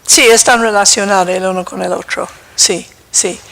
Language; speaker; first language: Spanish; non-native, fluent; English